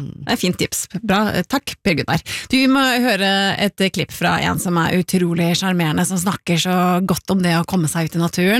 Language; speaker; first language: Norwegian; native; Norwegian